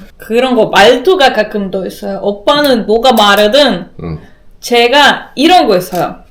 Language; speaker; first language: Korean; non-native, learner; Russian